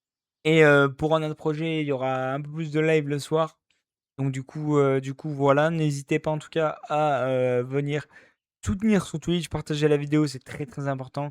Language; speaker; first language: French; native; French